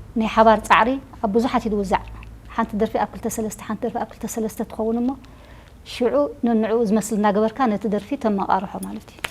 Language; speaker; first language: Tigrinya; native; Tigrinya